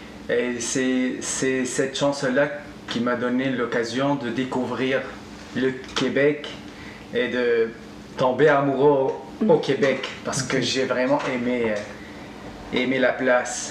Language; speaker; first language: French; non-native, local second language; Arabic